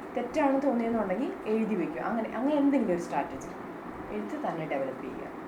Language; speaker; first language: Malayalam; native; Malayalam